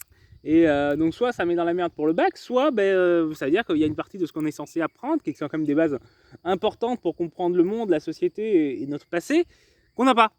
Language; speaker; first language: French; native; French